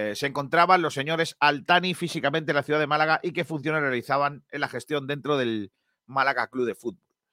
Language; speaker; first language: Spanish; native; Spanish